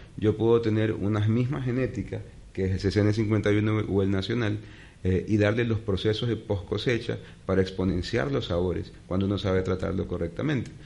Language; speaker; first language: Spanish; native; Spanish